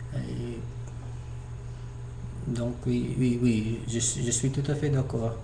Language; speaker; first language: French; non-native, learner; English